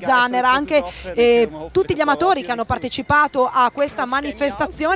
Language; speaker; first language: Italian; native; Italian